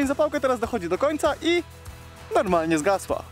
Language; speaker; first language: Polish; native; Polish